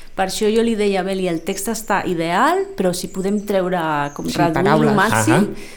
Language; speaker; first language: Catalan; native; Catalan